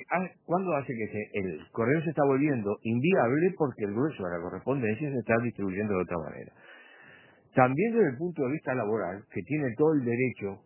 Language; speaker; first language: Spanish; native; Spanish